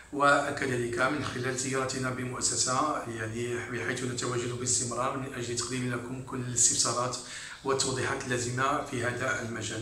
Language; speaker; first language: Arabic; native; Arabic